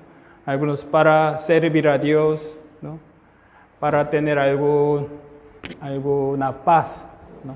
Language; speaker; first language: Spanish; non-native, fluent; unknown